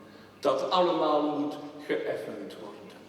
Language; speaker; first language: Dutch; non-native, local second language; French